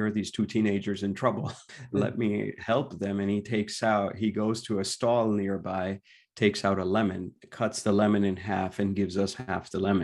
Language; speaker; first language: English; non-native, local second language; Gujarati